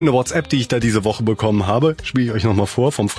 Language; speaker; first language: German; native; German